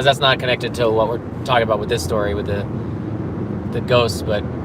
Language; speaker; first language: English; native; English